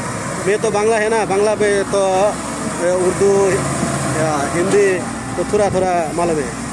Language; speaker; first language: Hindi; non-native, learner; Bangla